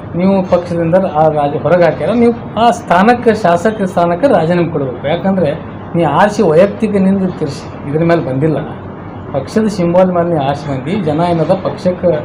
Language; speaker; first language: Kannada; native; Kannada